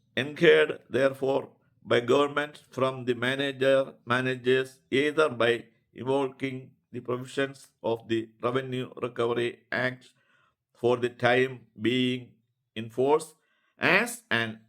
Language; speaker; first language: English; non-native, local second language; Malayalam